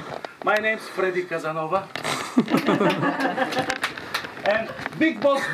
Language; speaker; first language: English; non-native, learner; Bulgarian